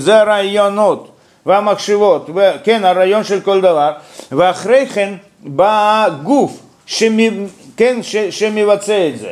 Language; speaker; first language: Hebrew; non-native, fluent; Russian